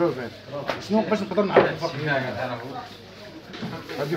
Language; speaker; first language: Arabic; native; Arabic